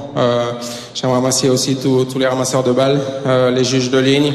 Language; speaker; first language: French; native; French